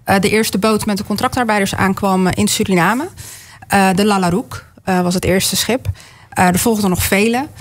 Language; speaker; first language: Dutch; early bilingual, other home language; Caribbean Hindustani